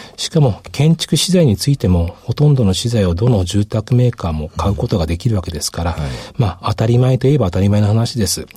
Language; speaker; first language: Japanese; native; Japanese